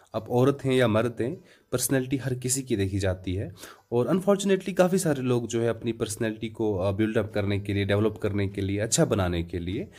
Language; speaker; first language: Urdu; non-native, local second language; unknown